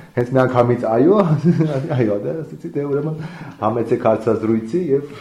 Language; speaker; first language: Armenian; native; Armenian